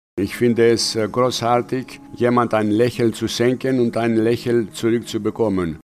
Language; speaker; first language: German; non-native, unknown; Greek